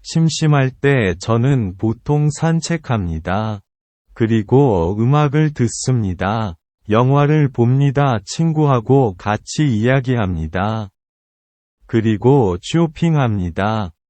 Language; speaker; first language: Korean; non-native, learner; Vietnamese